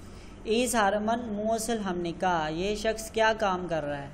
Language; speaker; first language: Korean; non-native, learner; Urdu